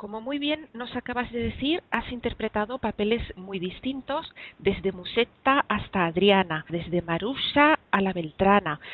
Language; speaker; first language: Spanish; native; Spanish